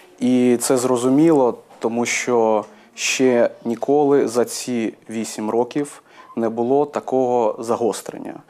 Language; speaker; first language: Ukrainian; non-native, local second language; Armenian